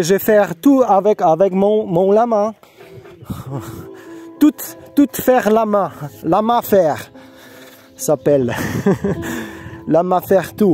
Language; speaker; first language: French; non-native, learner; Polish